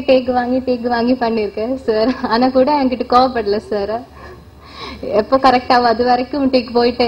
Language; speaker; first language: Tamil; non-native, learner; Malayalam